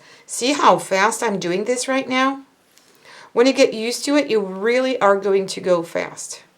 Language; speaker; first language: English; non-native, fluent; French